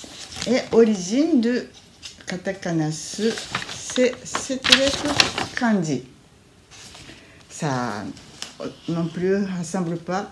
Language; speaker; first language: French; non-native, learner; Japanese